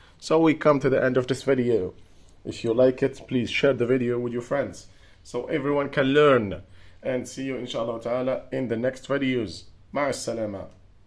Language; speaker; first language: English; non-native, fluent; Arabic